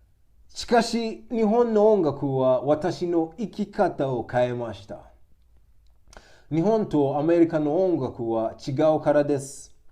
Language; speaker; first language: Japanese; non-native, learner; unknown